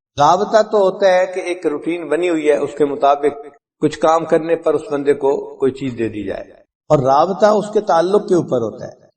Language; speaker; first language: Urdu; non-native, local second language; Punjabi